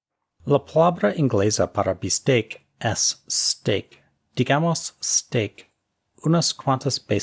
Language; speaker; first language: Spanish; non-native, fluent; English